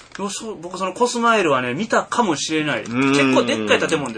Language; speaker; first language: Japanese; native; Japanese